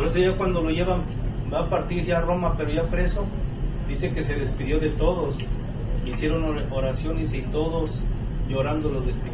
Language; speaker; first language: Spanish; native; Spanish